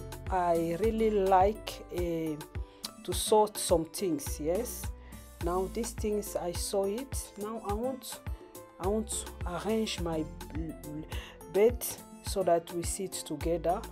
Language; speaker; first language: English; non-native, learner; Lingala